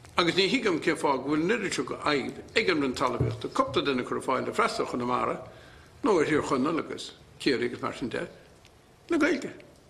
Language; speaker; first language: Irish; native; Irish